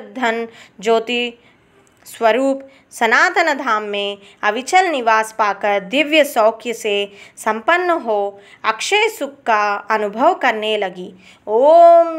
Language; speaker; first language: Hindi; non-native, local second language; Telugu